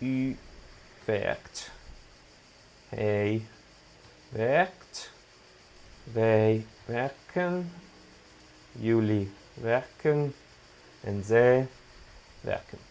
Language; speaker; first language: Dutch; non-native, fluent; Italian